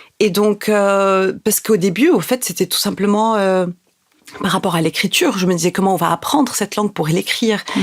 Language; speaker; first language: French; non-native, local second language; Arabic